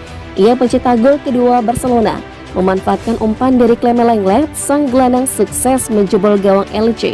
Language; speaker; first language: Indonesian; native; Indonesian